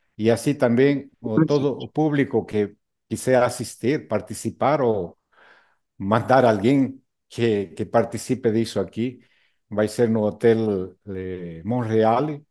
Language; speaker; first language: Portuguese; non-native, fluent; Spanish